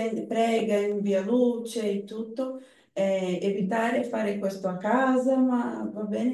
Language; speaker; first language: Italian; non-native, learner; Portuguese